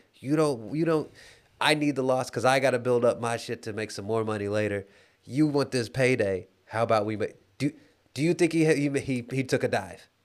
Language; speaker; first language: English; native; English